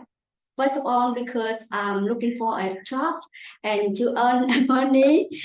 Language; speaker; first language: English; non-native, local second language; Vietnamese